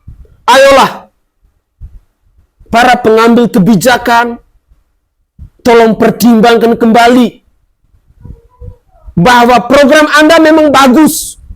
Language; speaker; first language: Indonesian; native; Indonesian